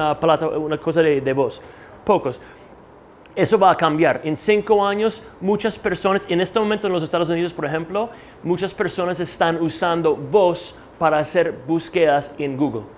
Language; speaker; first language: Spanish; non-native, fluent; English